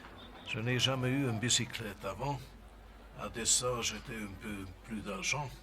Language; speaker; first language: French; non-native, fluent; Hungarian